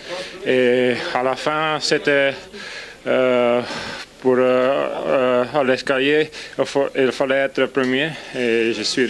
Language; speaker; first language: French; non-native, fluent; Dutch